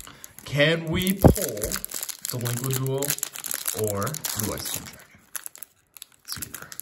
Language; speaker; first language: English; native; English